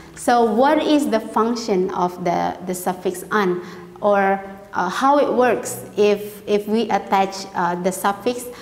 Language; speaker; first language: English; non-native, fluent; Indonesian